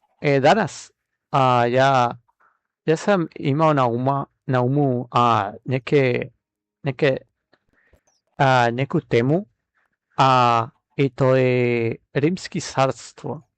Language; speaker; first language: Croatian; non-native, learner; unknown